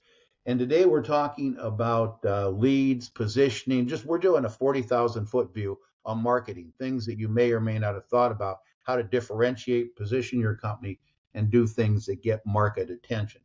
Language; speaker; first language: English; native; English